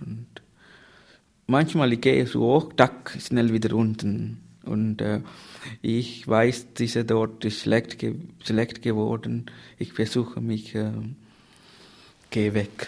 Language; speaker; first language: German; non-native, learner; Tamil